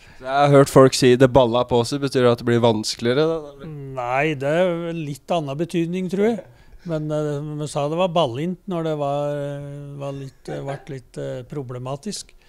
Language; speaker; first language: Norwegian; native; Norwegian